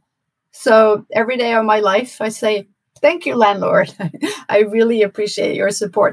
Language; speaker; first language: English; non-native, fluent; Norwegian